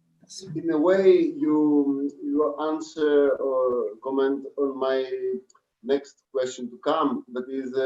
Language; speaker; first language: English; non-native, fluent; Greek